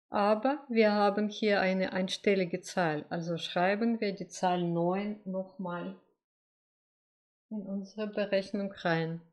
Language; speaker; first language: German; non-native, fluent; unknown